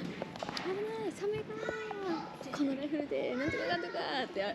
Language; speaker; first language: Japanese; native; Japanese